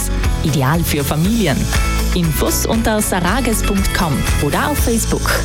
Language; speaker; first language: German; native; German